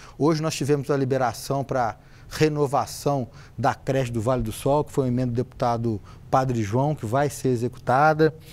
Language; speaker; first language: Portuguese; native; Portuguese